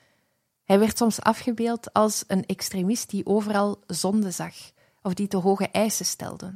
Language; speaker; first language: Dutch; native; Dutch